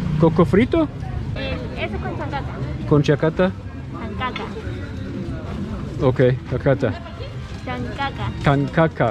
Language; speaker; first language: Spanish; non-native, learner; Turkish